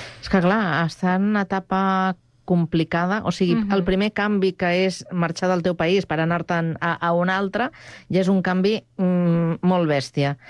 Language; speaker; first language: Catalan; native; Catalan